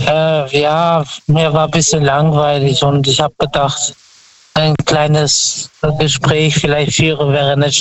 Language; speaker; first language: German; non-native, fluent; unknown